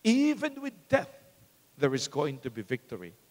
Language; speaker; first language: English; non-native, local second language; Filipino